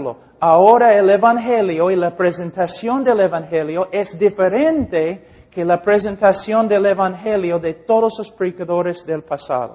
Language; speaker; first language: Spanish; non-native, fluent; English